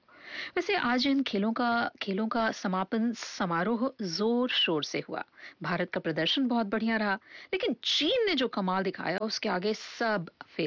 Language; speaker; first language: Hindi; native; Hindi